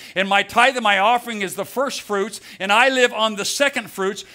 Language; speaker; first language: English; native; English